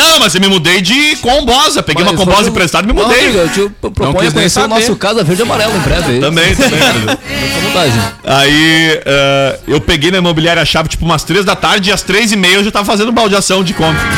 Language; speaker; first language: Portuguese; native; Portuguese